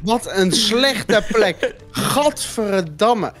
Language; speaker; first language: Dutch; native; Dutch